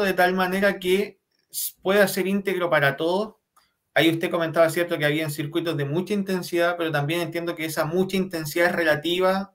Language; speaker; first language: Spanish; native; Spanish